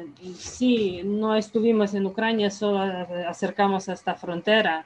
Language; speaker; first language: Spanish; non-native, fluent; Ukrainian